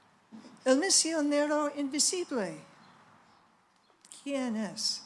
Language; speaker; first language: Spanish; non-native, fluent; English